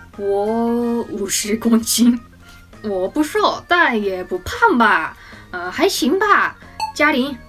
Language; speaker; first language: Chinese; non-native, fluent; Japanese